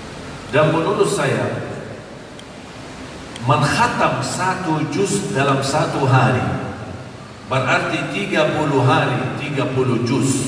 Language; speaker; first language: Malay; non-native, fluent; Arabic